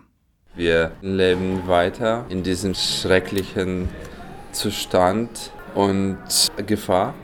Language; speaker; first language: German; non-native, fluent; Ukrainian